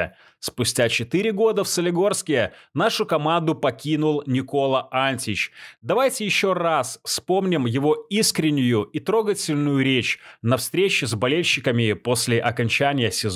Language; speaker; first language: Russian; native; Russian